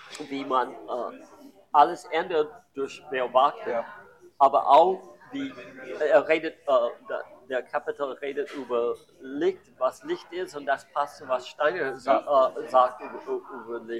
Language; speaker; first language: German; non-native, learner; English